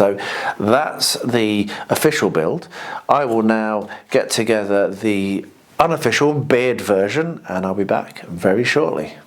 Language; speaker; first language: English; native; English